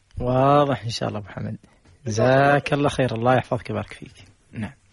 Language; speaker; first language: Arabic; native; Arabic